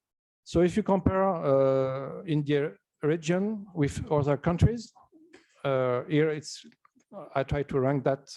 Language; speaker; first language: English; non-native, fluent; French